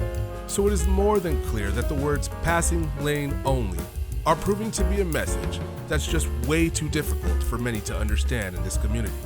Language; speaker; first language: English; native; English